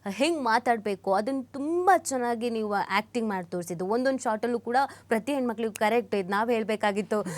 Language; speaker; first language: Kannada; native; Kannada